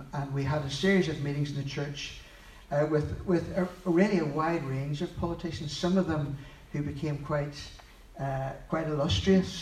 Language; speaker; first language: English; native; English